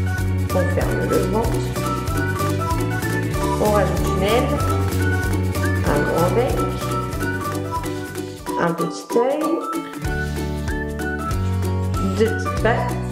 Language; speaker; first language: French; native; French